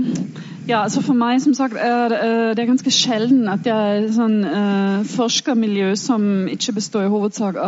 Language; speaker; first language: Norwegian; non-native, fluent; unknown